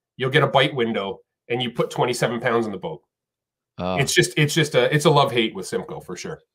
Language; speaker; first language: English; native; English